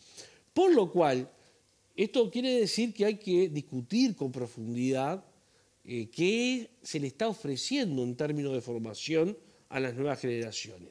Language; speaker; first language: Spanish; native; Spanish